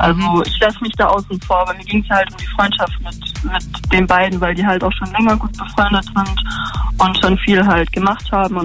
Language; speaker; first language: German; native; German